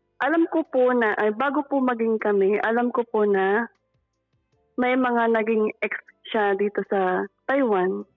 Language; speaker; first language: Filipino; non-native, local second language; Pangasinan